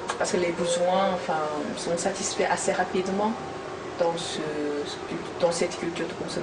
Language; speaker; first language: French; non-native, fluent; Korean